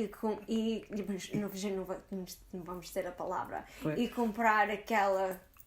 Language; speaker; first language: Portuguese; early bilingual, heritage; Portuguese